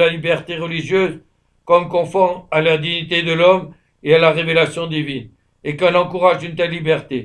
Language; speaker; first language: French; native; French